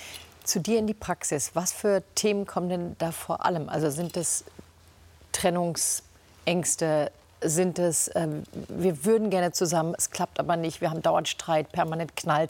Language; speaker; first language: German; native; German